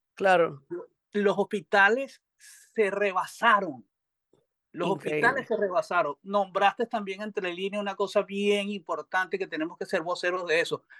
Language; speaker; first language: Spanish; native; Spanish